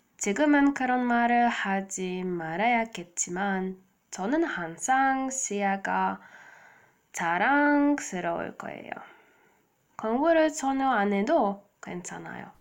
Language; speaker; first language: Korean; non-native, learner; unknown